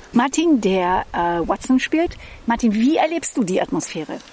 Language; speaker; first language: German; native; German